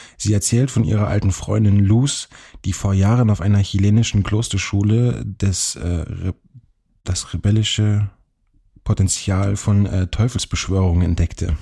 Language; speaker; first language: German; native; German